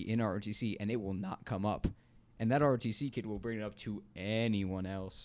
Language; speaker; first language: English; native; English